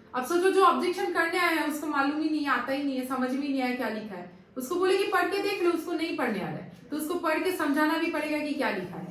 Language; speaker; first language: Hindi; non-native, local second language; Bangla